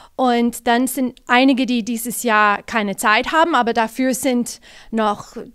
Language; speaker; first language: German; non-native, fluent; English